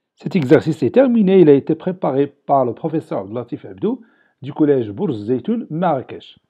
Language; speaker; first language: French; non-native, local second language; Arabic